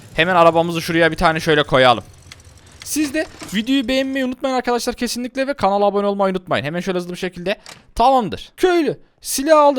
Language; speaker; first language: Turkish; native; Turkish